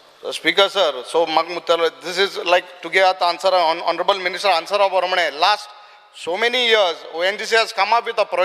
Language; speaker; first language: English; non-native, local second language; Konkani